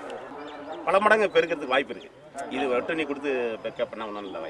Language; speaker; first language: Tamil; native; Tamil